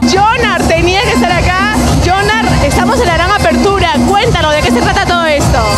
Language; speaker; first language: Spanish; native; Spanish